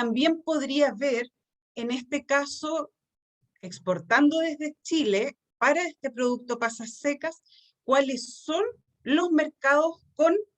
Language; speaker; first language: Spanish; native; Spanish